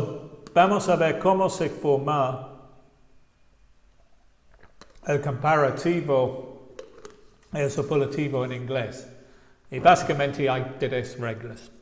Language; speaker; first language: Spanish; non-native, fluent; English